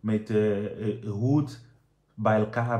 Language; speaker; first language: Dutch; non-native, fluent; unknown